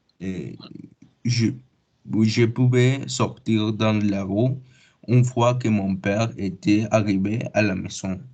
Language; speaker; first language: French; non-native, learner; Spanish